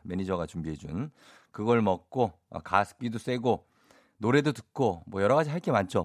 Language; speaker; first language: Korean; native; Korean